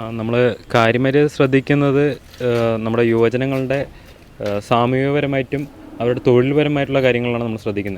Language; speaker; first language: Malayalam; native; Malayalam